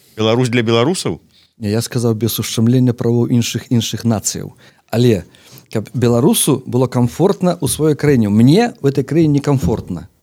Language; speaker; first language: Belarusian; native; Belarusian